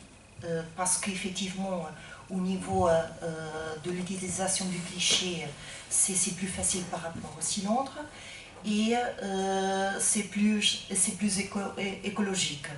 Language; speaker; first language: French; non-native, fluent; Portuguese